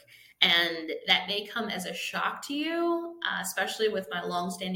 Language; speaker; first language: English; native; English